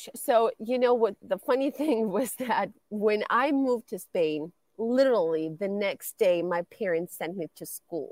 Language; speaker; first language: English; non-native, fluent; Romanian